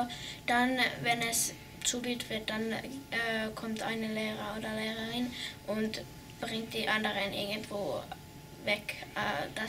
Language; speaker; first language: German; early bilingual, heritage; German